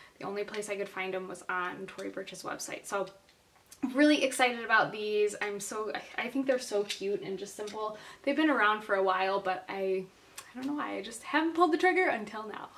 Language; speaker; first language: English; native; English